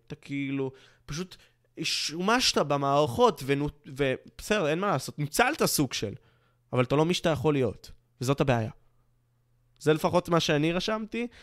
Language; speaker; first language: Hebrew; native; Hebrew